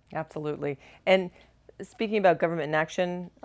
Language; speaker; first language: English; native; English